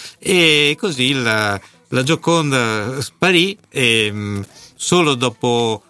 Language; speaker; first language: Italian; native; Italian